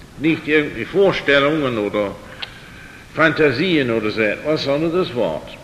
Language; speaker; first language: German; non-native, fluent; English